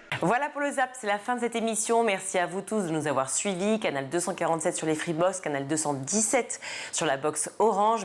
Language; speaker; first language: French; native; French